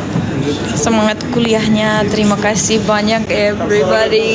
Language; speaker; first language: Indonesian; non-native, learner; Turkish